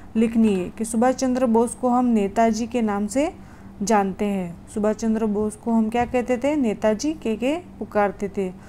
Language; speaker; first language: Hindi; non-native, local second language; Gujarati